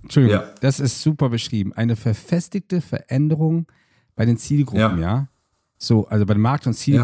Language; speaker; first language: German; native; German